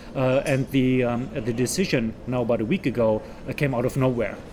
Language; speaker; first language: English; non-native, fluent; German